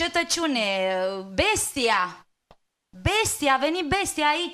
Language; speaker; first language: Romanian; native; Romanian